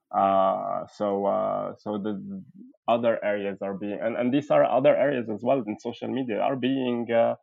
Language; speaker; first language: English; non-native, fluent; Arabic